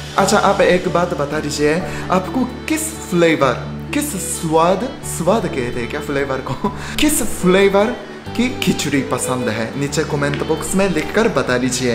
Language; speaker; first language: Hindi; non-native, fluent; Japanese